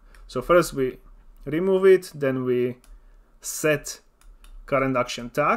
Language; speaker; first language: English; non-native, fluent; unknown